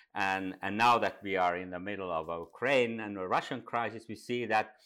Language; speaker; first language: English; non-native, fluent; Finnish